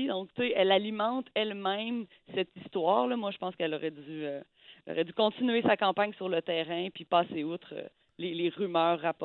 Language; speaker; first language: French; native; French